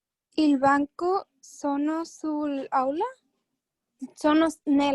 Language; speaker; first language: Italian; non-native, learner; Spanish